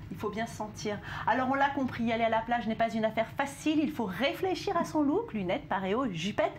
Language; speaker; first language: French; native; French